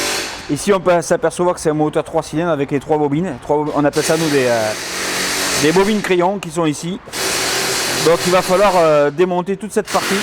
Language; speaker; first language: French; native; French